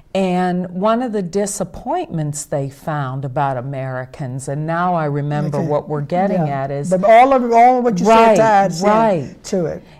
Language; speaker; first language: English; native; English